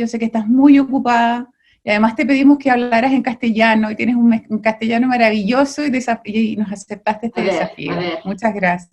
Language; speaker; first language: Spanish; native; Spanish